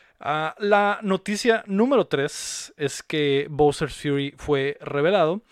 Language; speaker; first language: Spanish; native; Spanish